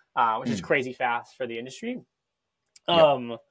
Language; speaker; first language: English; native; English